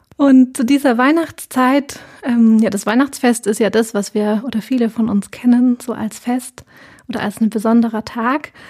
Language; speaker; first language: German; native; German